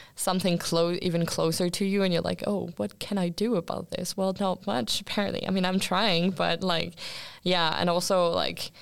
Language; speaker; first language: English; non-native, fluent; French